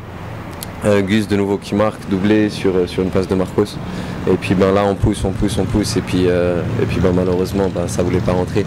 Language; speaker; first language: French; native; French